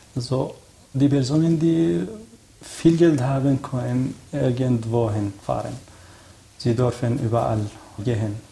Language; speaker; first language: German; non-native, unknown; Arabic